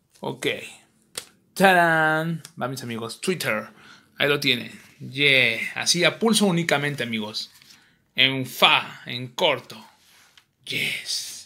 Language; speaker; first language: Spanish; native; Spanish